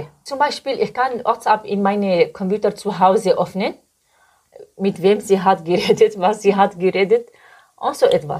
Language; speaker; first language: German; non-native, learner; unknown